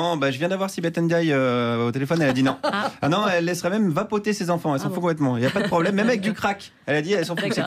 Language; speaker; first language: French; native; French